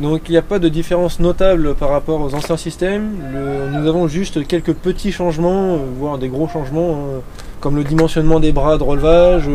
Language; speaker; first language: French; native; French